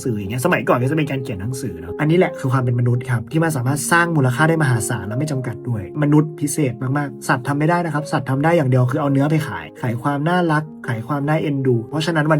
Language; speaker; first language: Thai; native; Thai